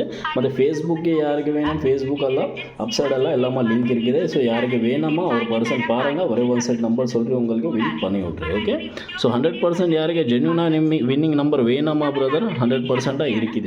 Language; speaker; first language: Tamil; non-native, learner; Kannada